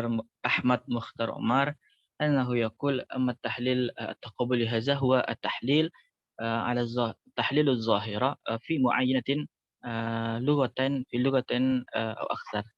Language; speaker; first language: Arabic; non-native, learner; Indonesian